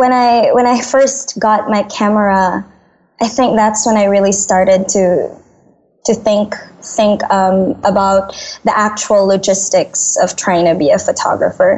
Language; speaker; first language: English; non-native, local second language; Filipino